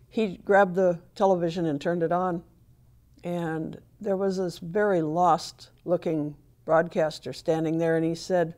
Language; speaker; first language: English; native; English